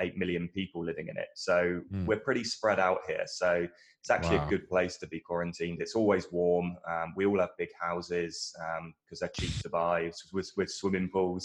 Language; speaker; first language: English; native; English